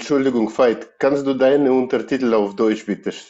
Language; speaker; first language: German; non-native, learner; Russian